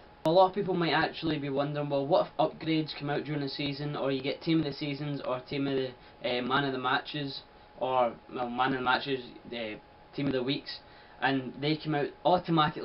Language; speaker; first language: English; native; English